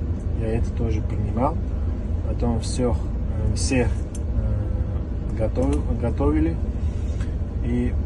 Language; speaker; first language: Russian; non-native, learner; Uzbek